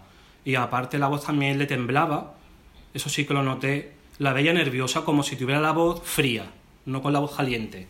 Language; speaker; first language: Spanish; native; Spanish